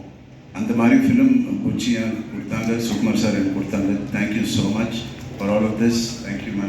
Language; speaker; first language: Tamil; non-native, learner; Telugu